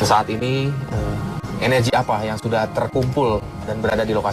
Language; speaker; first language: Indonesian; native; Indonesian